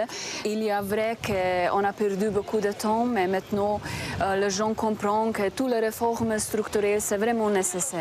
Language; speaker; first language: French; non-native, fluent; Slovenian